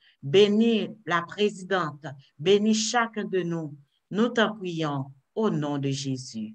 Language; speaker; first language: French; non-native, local second language; Haitian Creole